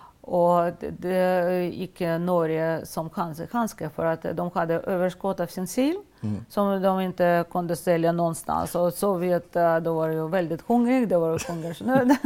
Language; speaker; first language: Swedish; non-native, fluent; Russian